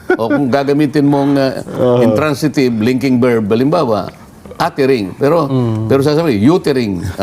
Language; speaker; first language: Filipino; non-native, local second language; Pampanga